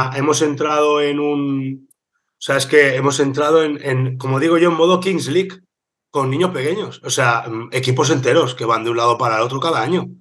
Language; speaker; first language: Spanish; native; Spanish